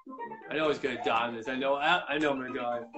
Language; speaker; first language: English; native; English